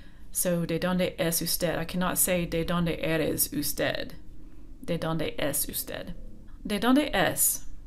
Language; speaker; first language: Spanish; non-native, fluent; English